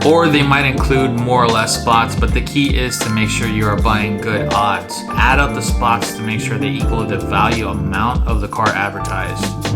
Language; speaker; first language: English; native; English